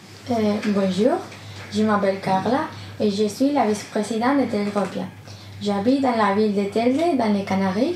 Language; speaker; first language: French; non-native, learner; Spanish